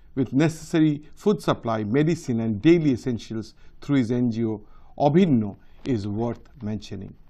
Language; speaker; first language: English; non-native, local second language; Bangla